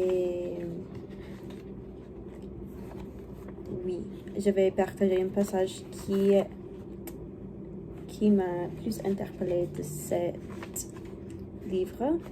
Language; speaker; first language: French; non-native, learner; English